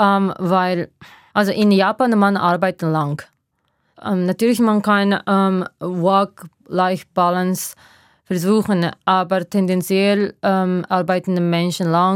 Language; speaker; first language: German; non-native, fluent; Japanese